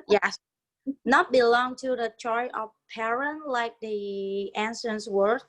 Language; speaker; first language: English; non-native, learner; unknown